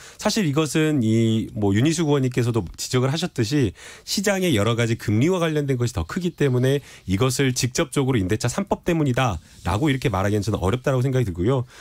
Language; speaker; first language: Korean; native; Korean